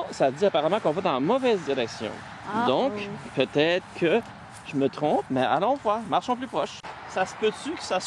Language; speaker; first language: French; native; French